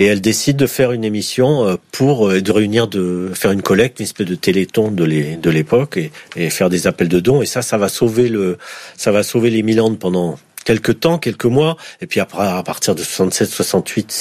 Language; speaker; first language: French; native; French